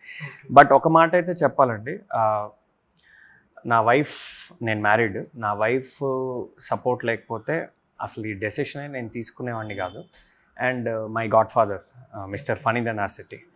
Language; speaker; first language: Telugu; native; Telugu